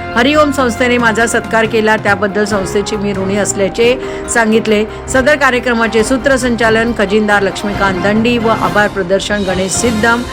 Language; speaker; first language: Marathi; native; Marathi